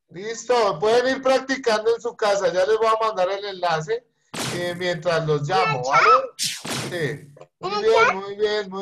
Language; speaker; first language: Spanish; native; Spanish